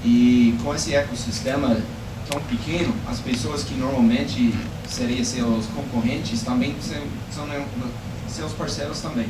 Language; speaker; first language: Portuguese; non-native, fluent; English